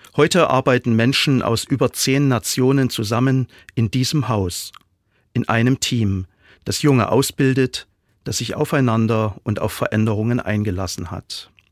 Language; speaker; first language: German; native; German